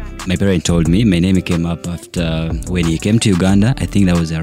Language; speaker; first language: English; non-native, local second language; Ganda